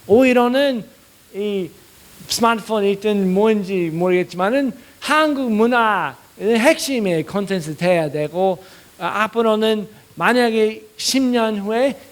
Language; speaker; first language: Korean; non-native, fluent; English